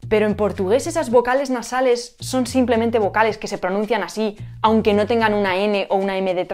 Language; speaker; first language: Spanish; native; Spanish